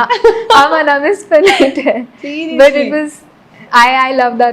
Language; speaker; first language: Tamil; non-native, fluent; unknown